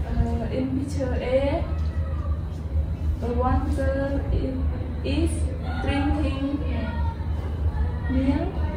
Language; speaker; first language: English; non-native, learner; Khmer